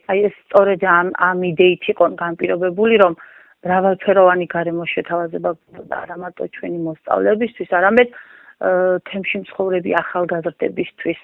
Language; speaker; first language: Georgian; native; Georgian